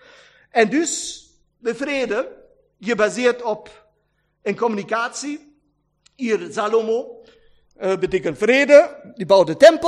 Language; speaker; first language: Dutch; non-native, fluent; German